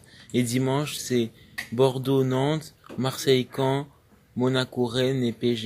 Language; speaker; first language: French; native; French